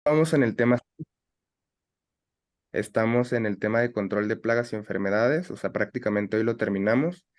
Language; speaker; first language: Spanish; native; Spanish